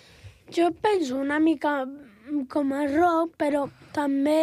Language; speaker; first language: Catalan; non-native, local second language; Spanish